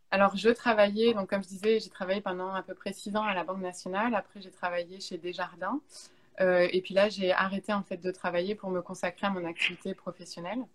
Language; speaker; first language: French; native; French